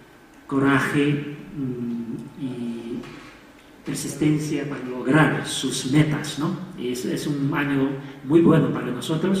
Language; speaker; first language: Spanish; non-native, fluent; Chinese